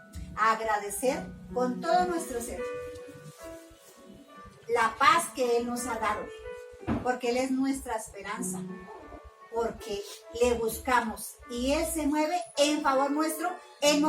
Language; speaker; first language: Spanish; native; Spanish